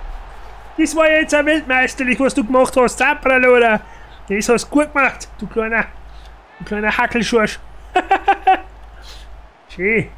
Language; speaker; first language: German; native; German